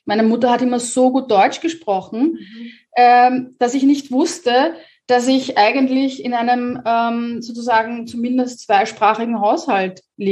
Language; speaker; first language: German; native; German